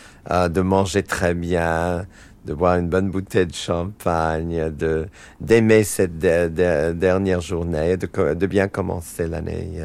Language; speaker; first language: French; non-native, fluent; English